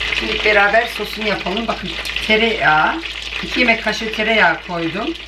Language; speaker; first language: Turkish; early bilingual, heritage; Turkish